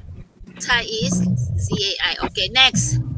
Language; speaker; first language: English; non-native, local second language; Filipino